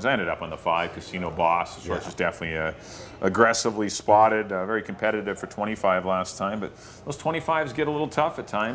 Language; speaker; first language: English; native; English